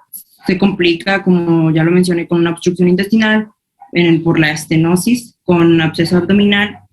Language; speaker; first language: Spanish; native; Spanish